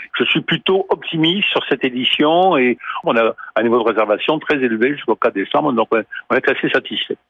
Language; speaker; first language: French; native; French